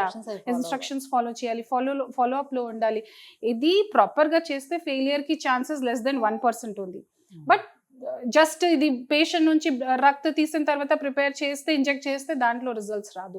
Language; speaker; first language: Telugu; non-native, fluent; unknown